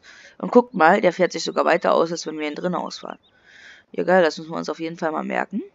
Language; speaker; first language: German; native; German